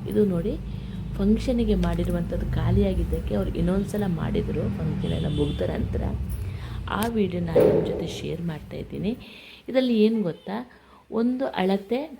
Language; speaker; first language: Kannada; non-native, local second language; Tulu